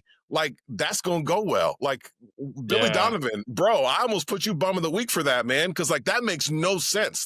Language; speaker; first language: English; native; English